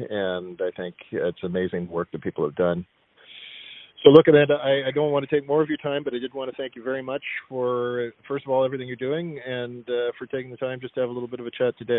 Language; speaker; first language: English; native; English